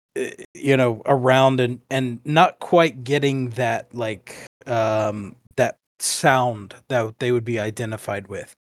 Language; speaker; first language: English; native; English